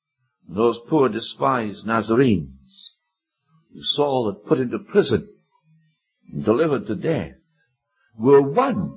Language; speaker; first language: English; native; English